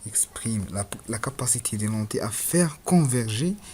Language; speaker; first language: French; non-native, local second language; Arabic